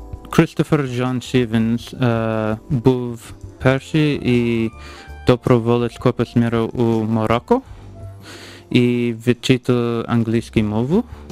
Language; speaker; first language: Ukrainian; non-native, learner; English